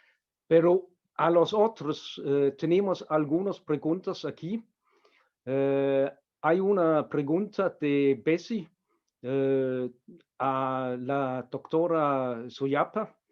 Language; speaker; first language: Spanish; non-native, fluent; Danish